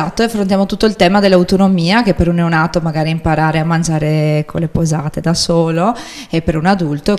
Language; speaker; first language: Italian; native; Italian